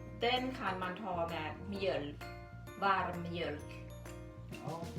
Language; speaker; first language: Swedish; non-native, learner; Thai